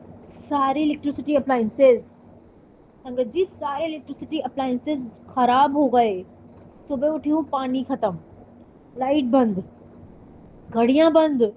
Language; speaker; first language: Hindi; native; Hindi